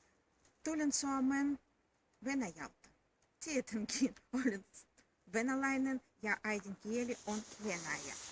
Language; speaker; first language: Finnish; non-native, learner; Russian